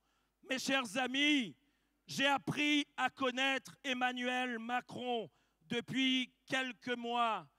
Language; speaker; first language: French; native; French